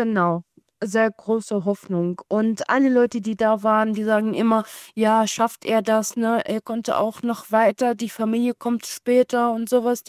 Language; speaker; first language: German; non-native, learner; Arabic